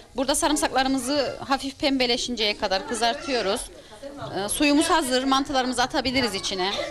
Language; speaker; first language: Turkish; native; Turkish